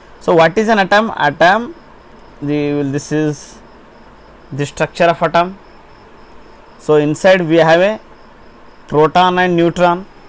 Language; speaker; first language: English; non-native, local second language; Kannada